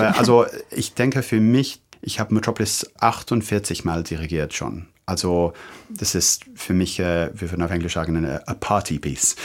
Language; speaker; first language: German; non-native, fluent; English